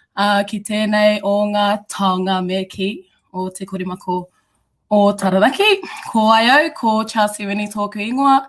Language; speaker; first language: Māori; non-native, local second language; English